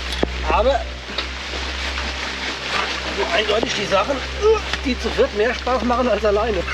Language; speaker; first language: German; native; German